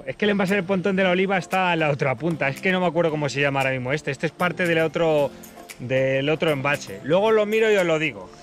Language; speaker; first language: Spanish; native; Spanish